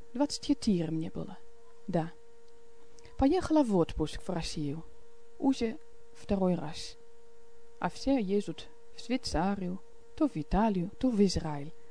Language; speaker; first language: Russian; non-native, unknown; Dutch